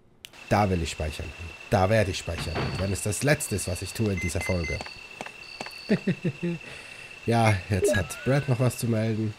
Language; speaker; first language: German; native; German